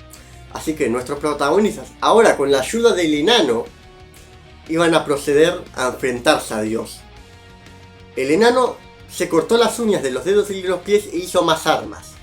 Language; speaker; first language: Spanish; native; Spanish